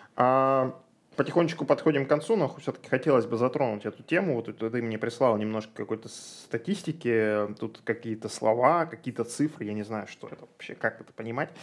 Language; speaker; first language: Russian; native; Russian